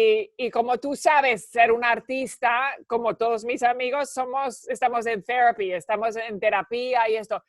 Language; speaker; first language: Spanish; early bilingual, heritage; Spanish